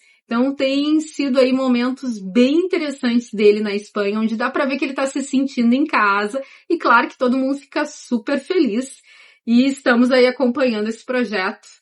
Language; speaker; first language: Portuguese; native; Portuguese